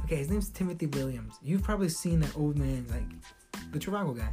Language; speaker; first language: English; early bilingual, other home language; Spanish